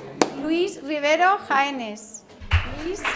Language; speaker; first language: Spanish; native; Spanish